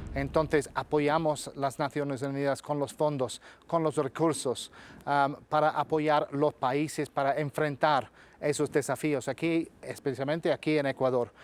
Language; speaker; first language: Spanish; non-native, fluent; English